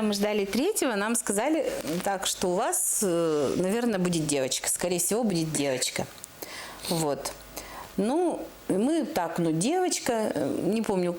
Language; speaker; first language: Russian; native; Russian